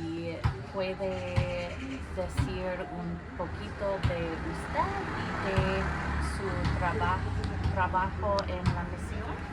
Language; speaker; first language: Spanish; non-native, learner; English